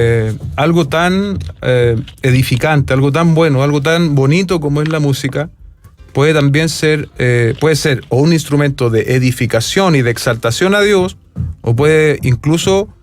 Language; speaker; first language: Spanish; native; Spanish